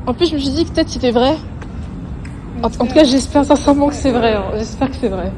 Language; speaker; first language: French; native; French